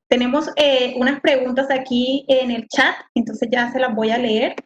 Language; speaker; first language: Spanish; native; Spanish